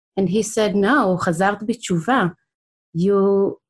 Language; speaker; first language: English; non-native, fluent; Hebrew